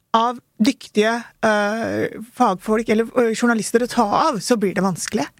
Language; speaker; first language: Norwegian; early bilingual, other home language; Urdu